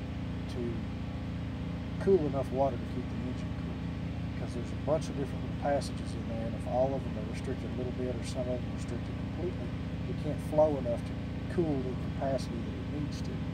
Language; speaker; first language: English; native; English